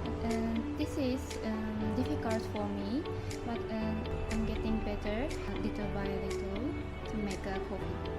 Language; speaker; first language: English; non-native, learner; Japanese